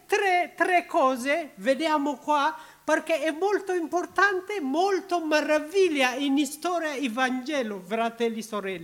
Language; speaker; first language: Italian; non-native, learner; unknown